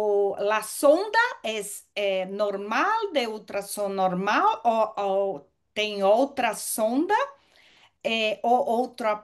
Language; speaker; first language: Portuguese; non-native, learner; Spanish